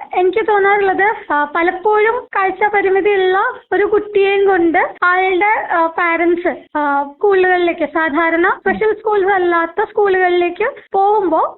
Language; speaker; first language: Malayalam; non-native, local second language; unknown